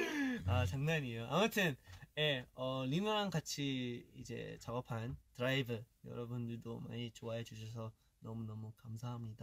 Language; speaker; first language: Korean; early bilingual, heritage; Korean